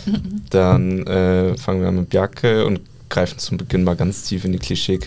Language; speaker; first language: German; native; German